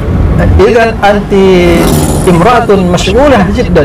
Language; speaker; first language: Arabic; non-native, learner; Indonesian